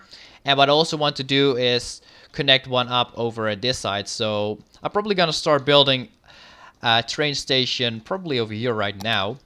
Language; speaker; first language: English; non-native, fluent; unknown